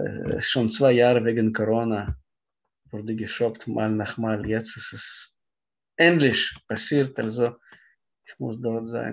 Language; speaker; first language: German; non-native, fluent; Russian